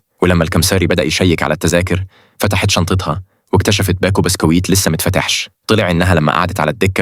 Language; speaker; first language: Arabic; native; Arabic